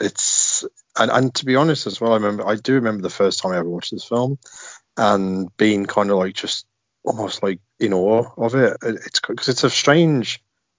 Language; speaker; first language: English; native; English